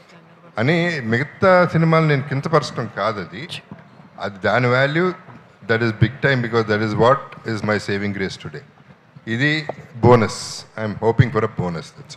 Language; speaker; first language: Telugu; native; Telugu